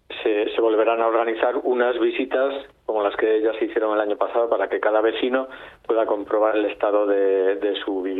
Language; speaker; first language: Spanish; native; Spanish